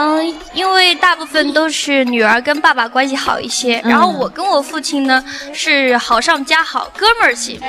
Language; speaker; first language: Chinese; native; Chinese